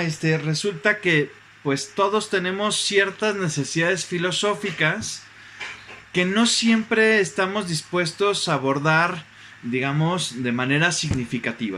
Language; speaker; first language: Spanish; native; Spanish